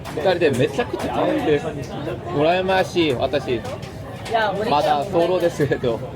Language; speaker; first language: Japanese; non-native, learner; Korean